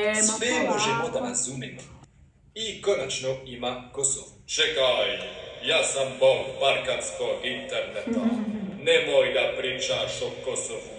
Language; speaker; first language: Serbian; non-native, fluent; French